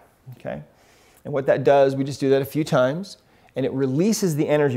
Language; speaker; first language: English; native; English